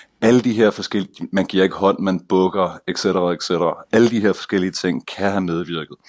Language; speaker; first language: Danish; native; Danish